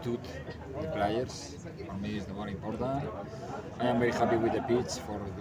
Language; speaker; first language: English; non-native, learner; Spanish